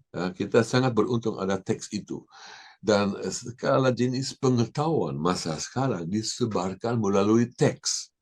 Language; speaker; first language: Indonesian; non-native, fluent; German